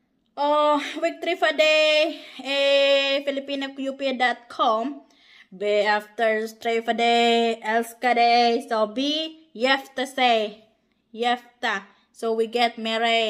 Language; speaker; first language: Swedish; non-native, learner; Filipino